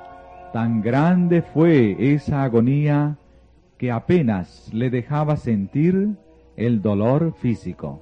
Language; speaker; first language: Spanish; native; Spanish